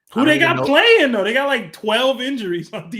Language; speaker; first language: English; native; English